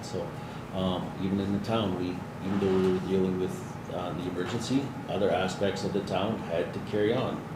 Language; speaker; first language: English; native; English